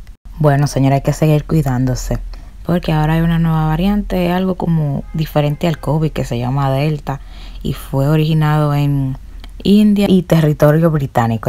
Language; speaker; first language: Spanish; native; Spanish